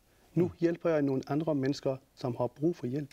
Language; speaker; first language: Danish; non-native, fluent; Persian